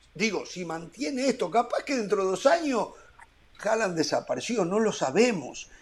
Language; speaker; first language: Spanish; native; Spanish